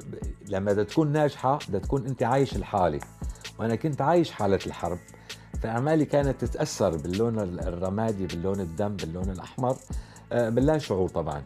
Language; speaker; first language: Arabic; native; Arabic